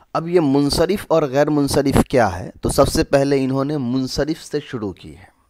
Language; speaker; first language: Hindi; native; Hindi